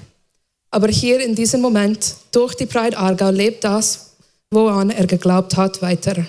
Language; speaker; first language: German; non-native, fluent; English